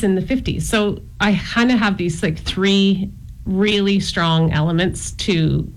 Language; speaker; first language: English; native; English